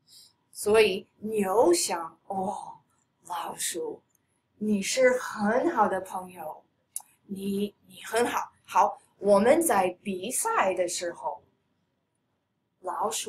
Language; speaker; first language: Chinese; non-native, fluent; English